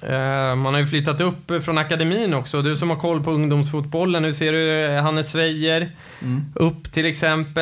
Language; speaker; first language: Swedish; native; Swedish